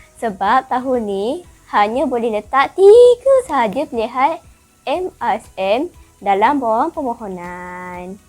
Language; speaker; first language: Malay; native; Malay